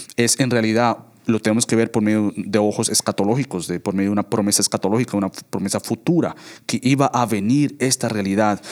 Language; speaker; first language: Spanish; native; Spanish